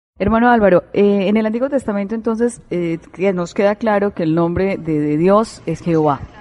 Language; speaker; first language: Spanish; native; Spanish